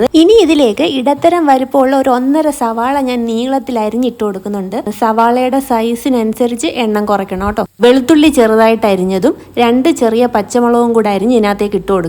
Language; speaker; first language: Malayalam; native; Malayalam